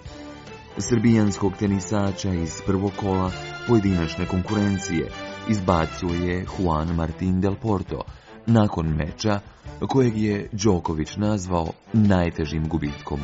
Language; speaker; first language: Croatian; native; Croatian